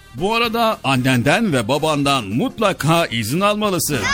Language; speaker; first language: Turkish; native; Turkish